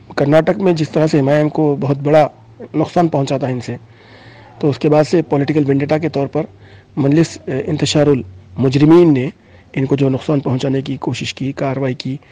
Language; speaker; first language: Urdu; native; Urdu